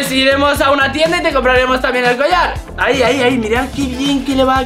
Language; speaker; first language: Spanish; native; Spanish